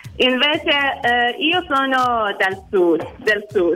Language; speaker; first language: Italian; non-native, learner; Persian